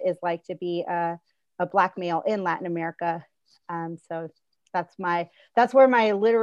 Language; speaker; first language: English; early bilingual, other home language; Spanish